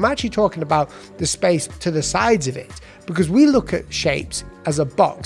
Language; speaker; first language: English; native; English